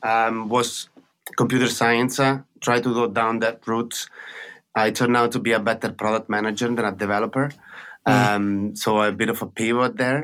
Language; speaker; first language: English; non-native, fluent; Italian